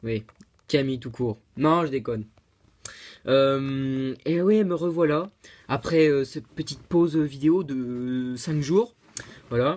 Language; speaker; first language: French; native; French